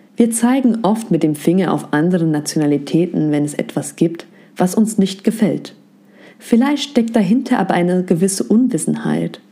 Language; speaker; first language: German; native; German